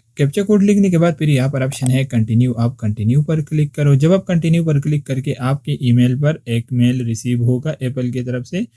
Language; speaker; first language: Urdu; non-native, local second language; Pashto